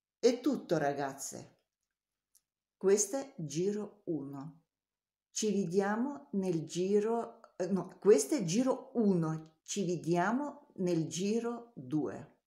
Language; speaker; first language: Italian; non-native, learner; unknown